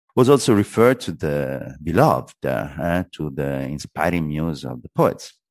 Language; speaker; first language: English; non-native, fluent; Italian